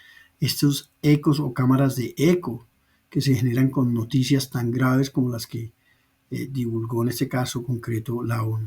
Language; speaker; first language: Spanish; native; Spanish